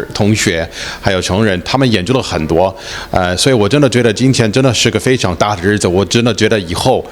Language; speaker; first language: Chinese; early bilingual, heritage; Chinese